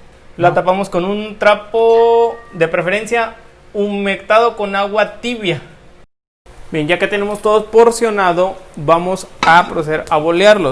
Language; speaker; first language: Spanish; native; Spanish